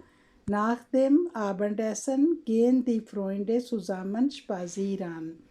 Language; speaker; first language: German; non-native, fluent; Urdu